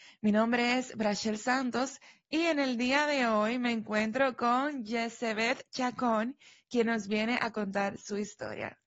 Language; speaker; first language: Spanish; native; Spanish